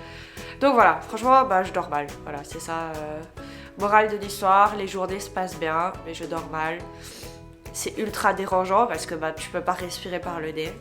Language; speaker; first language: French; native; French